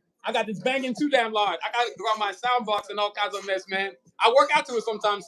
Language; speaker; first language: English; native; English